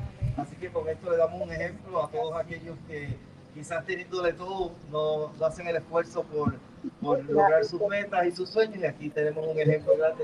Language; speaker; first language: Spanish; native; Spanish